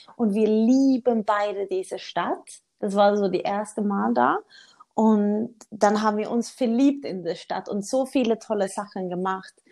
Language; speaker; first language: German; non-native, learner; Swedish